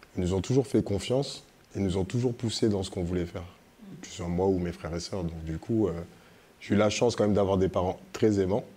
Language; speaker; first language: French; early bilingual, other home language; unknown